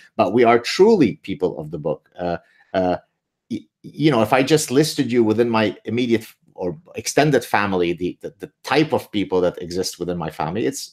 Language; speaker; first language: English; early bilingual, other home language; Arabic